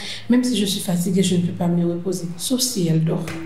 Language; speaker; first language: French; non-native, local second language; Haitian Creole